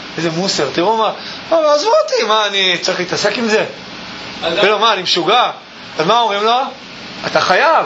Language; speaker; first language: Hebrew; native; Hebrew